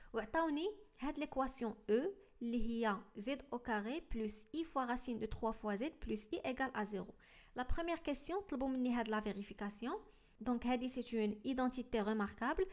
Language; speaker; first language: French; non-native, local second language; Arabic